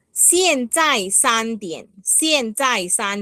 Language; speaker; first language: Chinese; non-native, fluent; Tamil